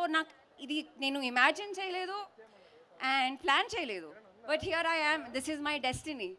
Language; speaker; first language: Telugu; non-native, learner; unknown